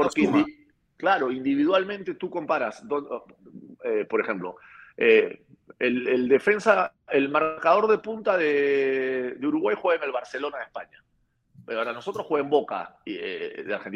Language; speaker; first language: Spanish; native; Spanish